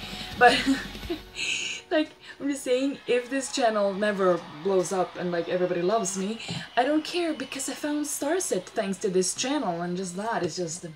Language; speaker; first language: English; non-native, fluent; Swedish